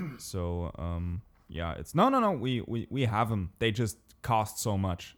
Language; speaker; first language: English; non-native, fluent; German